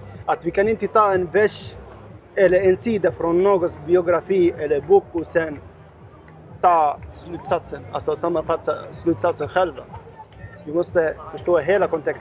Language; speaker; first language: Swedish; non-native, learner; Arabic